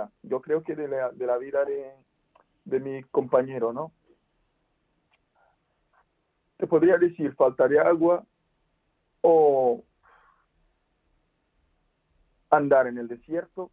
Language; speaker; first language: Spanish; non-native, fluent; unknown